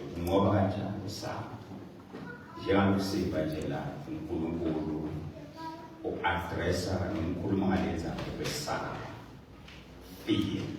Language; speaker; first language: Zulu; non-native, local second language; Swati